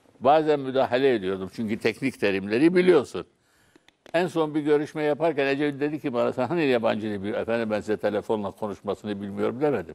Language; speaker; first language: Turkish; non-native, local second language; Arabic